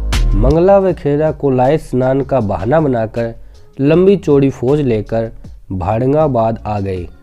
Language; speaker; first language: Hindi; native; Hindi